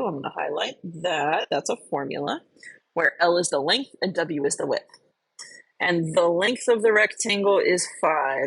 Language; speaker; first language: English; native; English